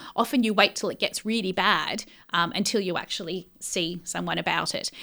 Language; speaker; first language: English; native; English